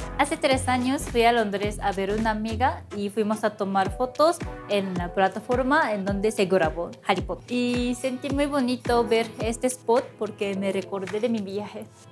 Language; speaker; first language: Spanish; non-native, fluent; Japanese